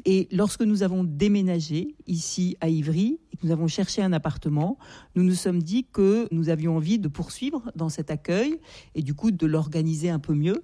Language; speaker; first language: French; native; French